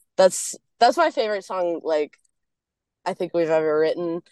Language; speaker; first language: English; native; English